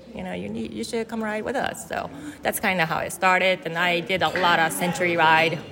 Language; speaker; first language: English; non-native, fluent; Japanese